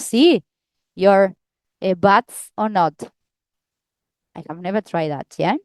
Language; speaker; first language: English; non-native, fluent; Spanish